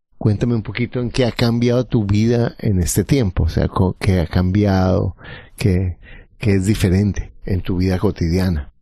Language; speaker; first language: Spanish; native; Spanish